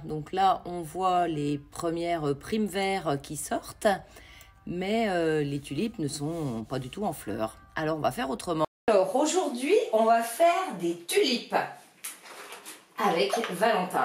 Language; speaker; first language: French; native; French